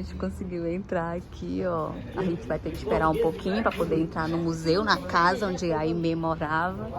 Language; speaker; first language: Portuguese; native; Portuguese